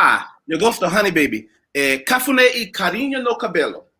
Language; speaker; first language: Portuguese; non-native, learner; English